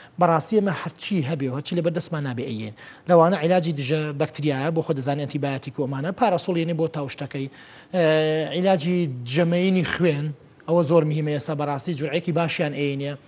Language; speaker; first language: Central Kurdish; native; Central Kurdish